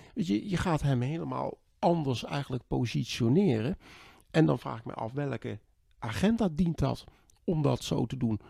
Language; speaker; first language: Dutch; native; Dutch